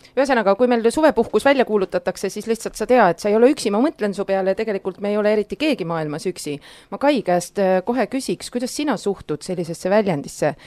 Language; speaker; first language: Estonian; native; Estonian